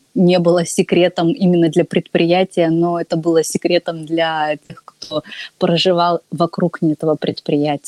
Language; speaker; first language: Russian; native; Russian